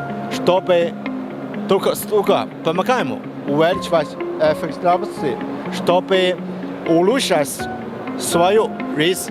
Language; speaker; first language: Russian; non-native, learner; Chinese